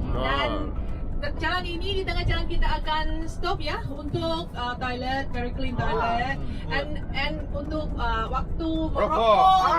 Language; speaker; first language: Indonesian; non-native, fluent; Vietnamese